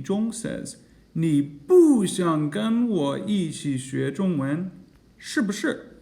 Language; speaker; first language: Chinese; non-native, fluent; English